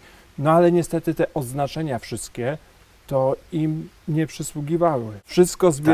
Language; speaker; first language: Polish; native; Polish